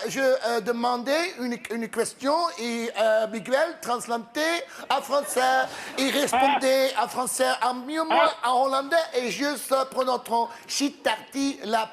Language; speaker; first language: French; non-native, learner; Dutch